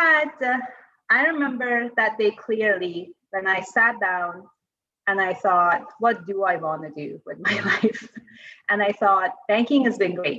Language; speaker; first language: English; non-native, fluent; Persian